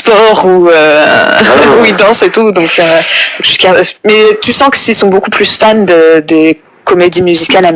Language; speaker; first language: French; native; French